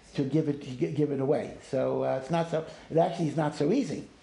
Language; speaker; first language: English; native; English